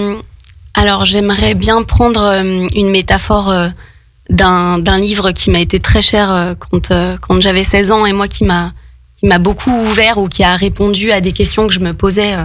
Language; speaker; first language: French; native; French